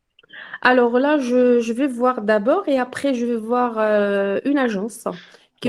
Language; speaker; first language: French; non-native, local second language; Arabic